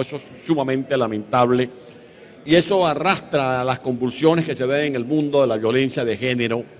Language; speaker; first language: Spanish; native; Spanish